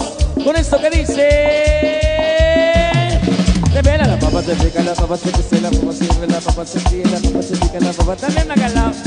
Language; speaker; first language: Spanish; native; Spanish